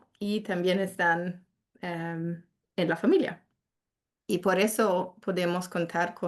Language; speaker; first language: Spanish; non-native, fluent; English